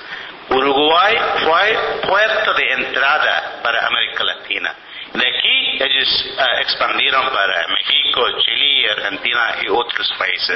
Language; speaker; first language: Spanish; non-native, learner; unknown